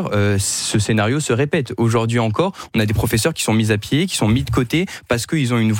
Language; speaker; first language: French; native; French